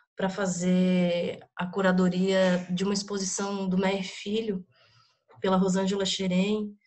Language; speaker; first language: Portuguese; native; Portuguese